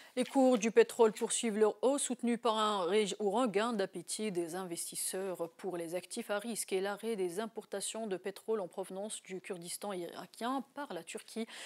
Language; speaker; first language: French; non-native, local second language; Arabic